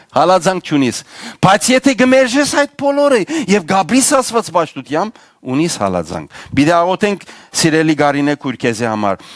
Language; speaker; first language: Armenian; native; Armenian